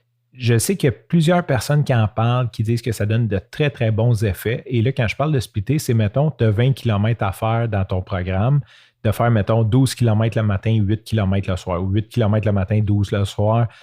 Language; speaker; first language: French; native; French